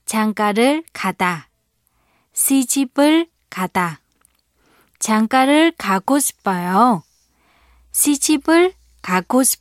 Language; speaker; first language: Korean; non-native, fluent; Vietnamese